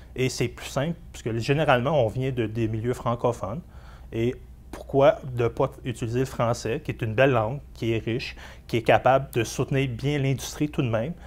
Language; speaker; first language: French; native; French